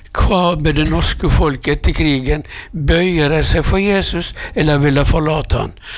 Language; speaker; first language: Norwegian; native; Norwegian